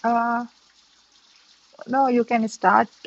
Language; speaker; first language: English; non-native, learner; Sinhala